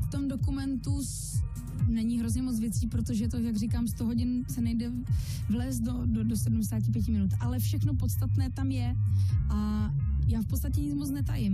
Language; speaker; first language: Czech; non-native, local second language; Polish